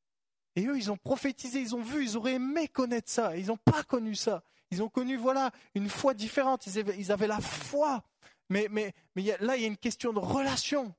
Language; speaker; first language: French; native; French